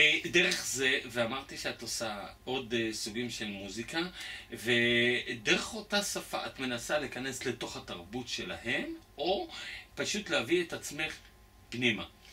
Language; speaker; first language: Hebrew; native; Hebrew